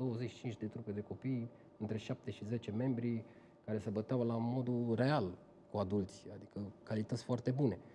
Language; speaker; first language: Romanian; native; Romanian